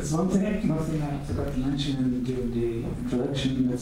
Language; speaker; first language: English; non-native, fluent; Dutch